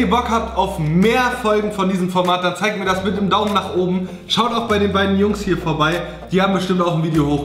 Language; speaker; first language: German; native; German